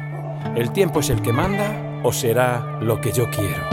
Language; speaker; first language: Spanish; native; Spanish